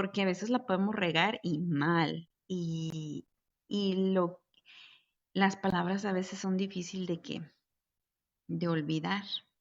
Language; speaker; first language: Spanish; native; Spanish